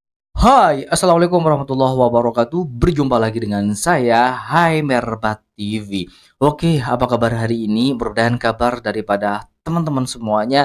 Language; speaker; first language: Indonesian; non-native, fluent; Malay